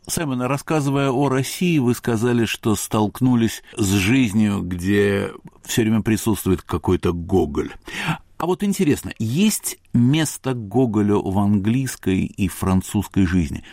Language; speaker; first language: Russian; native; Russian